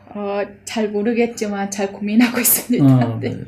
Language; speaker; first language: Korean; early bilingual, other home language; Mongolian